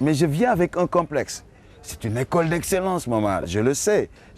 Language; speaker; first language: French; non-native, local second language; Wolof